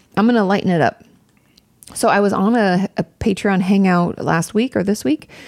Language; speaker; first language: English; native; English